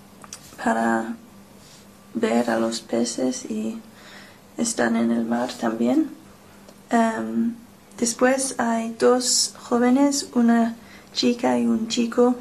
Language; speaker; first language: Spanish; non-native, learner; English